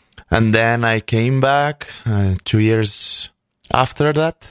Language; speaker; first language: English; non-native, fluent; Catalan